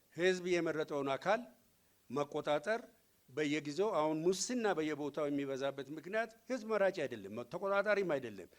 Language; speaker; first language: Amharic; non-native, local second language; Oromo